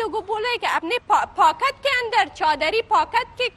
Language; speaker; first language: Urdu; non-native, learner; Pashto